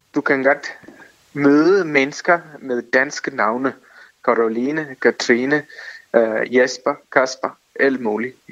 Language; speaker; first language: Danish; non-native, fluent; Tamil